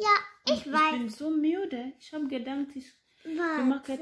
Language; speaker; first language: German; non-native, fluent; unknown